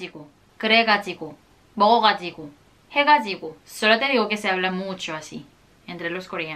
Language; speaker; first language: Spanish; non-native, fluent; Korean